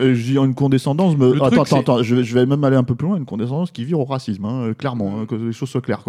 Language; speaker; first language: French; native; French